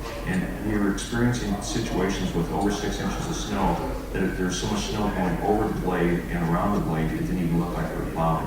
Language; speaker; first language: English; native; English